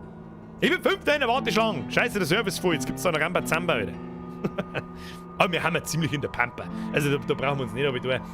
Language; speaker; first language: German; native; German